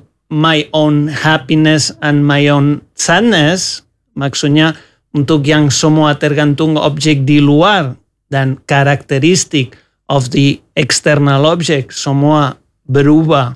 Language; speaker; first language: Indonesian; non-native, learner; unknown